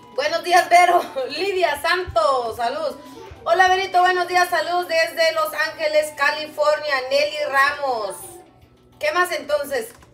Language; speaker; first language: Spanish; non-native, local second language; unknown